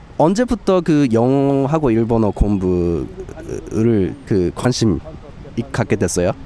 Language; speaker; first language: Korean; non-native, fluent; English